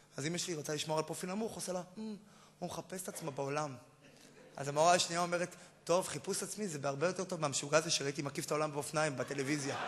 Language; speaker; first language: Hebrew; native; Hebrew